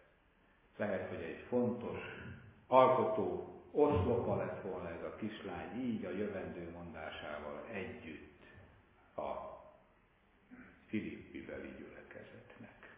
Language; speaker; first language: Hungarian; native; Hungarian